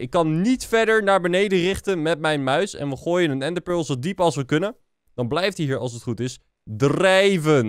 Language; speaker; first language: Dutch; native; Dutch